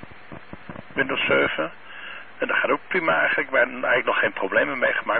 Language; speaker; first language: Dutch; native; Dutch